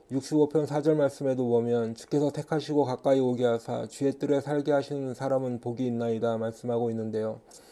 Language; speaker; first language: Korean; native; Korean